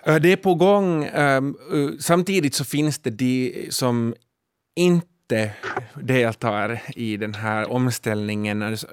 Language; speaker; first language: Swedish; native; Swedish